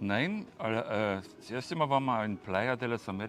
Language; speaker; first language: German; native; German